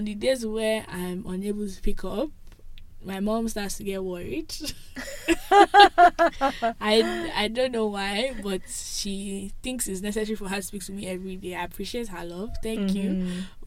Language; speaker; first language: English; non-native, local second language; Yoruba